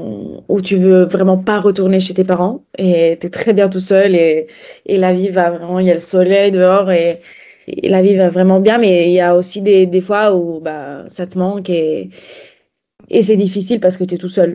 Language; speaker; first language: French; non-native, fluent; Italian